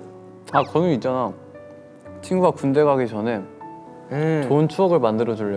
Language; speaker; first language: Korean; native; Korean